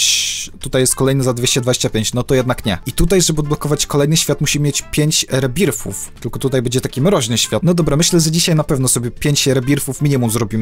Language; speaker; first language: Polish; native; Polish